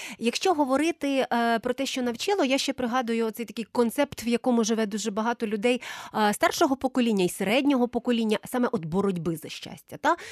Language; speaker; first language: Ukrainian; native; Ukrainian